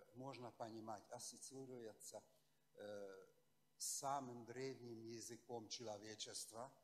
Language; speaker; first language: Russian; non-native, fluent; Hungarian